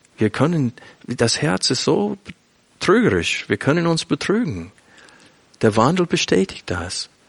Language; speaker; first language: German; non-native, fluent; English